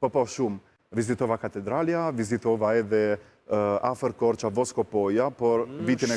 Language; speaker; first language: Albanian; non-native, learner; Italian